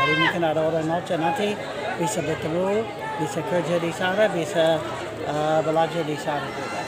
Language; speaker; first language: Indonesian; non-native, fluent; English